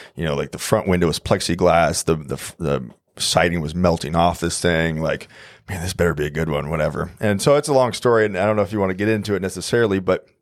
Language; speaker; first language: English; native; English